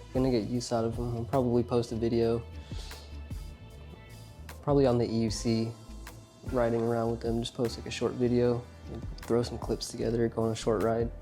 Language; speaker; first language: English; native; English